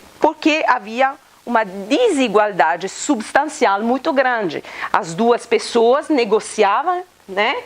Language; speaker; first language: Portuguese; non-native, fluent; Italian